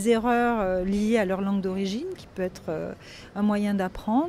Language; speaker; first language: French; native; French